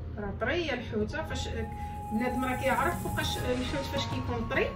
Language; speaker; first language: Arabic; native; Arabic